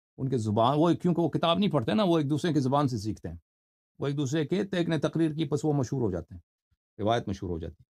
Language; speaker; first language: Urdu; native; Urdu